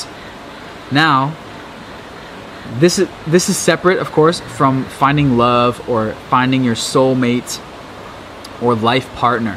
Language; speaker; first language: English; native; English